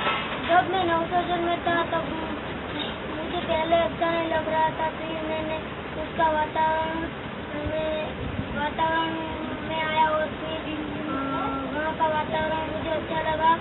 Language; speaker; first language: Hindi; non-native, local second language; Gujarati